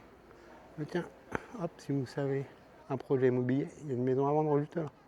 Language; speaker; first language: French; native; French